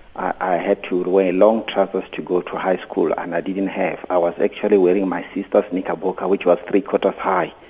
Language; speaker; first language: English; non-native, local second language; Venda